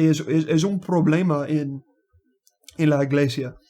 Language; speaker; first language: Spanish; non-native, learner; English